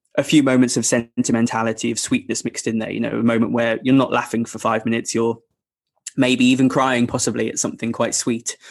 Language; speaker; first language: English; native; English